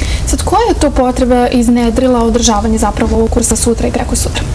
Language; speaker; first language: Serbian; native; Serbian